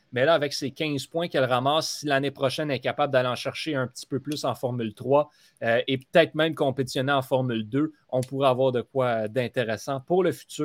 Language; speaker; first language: French; native; French